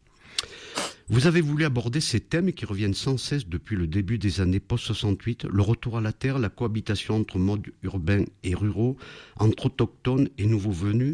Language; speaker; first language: French; native; French